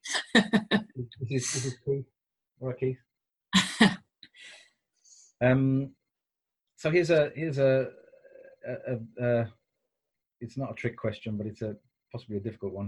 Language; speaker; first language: English; native; English